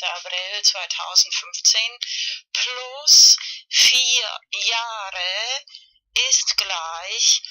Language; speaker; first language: German; non-native, learner; Spanish